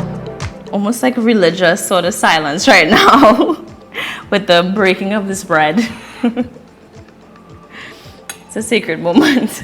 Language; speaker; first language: English; native; English